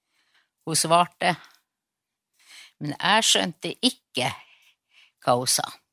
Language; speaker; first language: Norwegian; non-native, local second language; Northern Sami